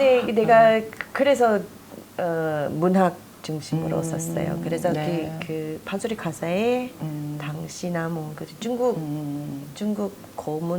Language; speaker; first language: Korean; non-native, fluent; English